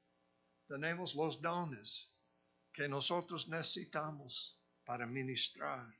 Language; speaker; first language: Spanish; non-native, fluent; English